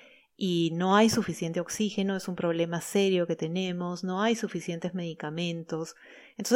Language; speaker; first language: Spanish; native; Spanish